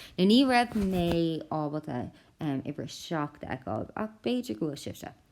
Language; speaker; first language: Irish; non-native, local second language; English